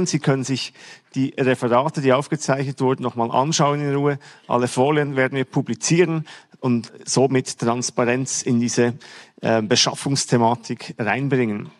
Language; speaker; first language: German; native; German